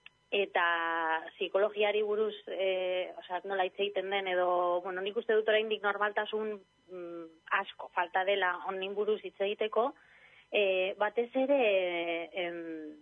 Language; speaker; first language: Basque; non-native, local second language; Spanish